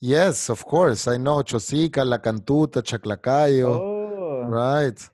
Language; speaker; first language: English; non-native, fluent; Spanish